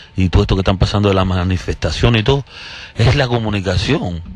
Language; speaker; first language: Spanish; native; Spanish